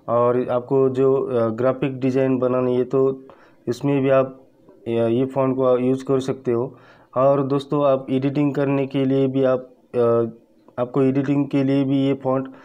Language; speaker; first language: Hindi; non-native, local second language; Marathi